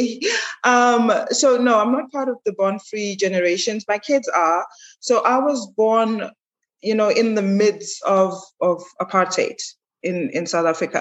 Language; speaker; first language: English; non-native, local second language; Zulu